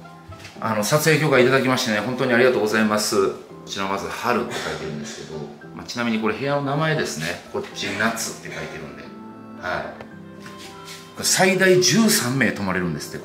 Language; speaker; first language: Japanese; native; Japanese